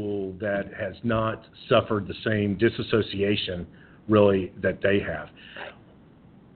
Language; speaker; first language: English; native; English